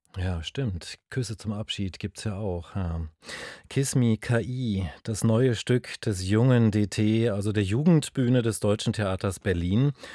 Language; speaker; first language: German; native; German